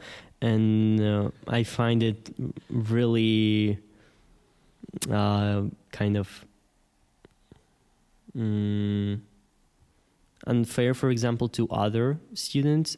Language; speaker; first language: English; non-native, fluent; Ukrainian